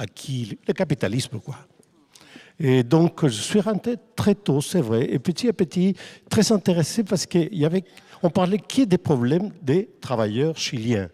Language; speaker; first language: French; non-native, fluent; Spanish